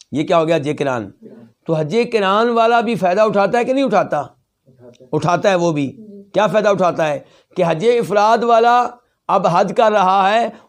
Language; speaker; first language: Urdu; native; Urdu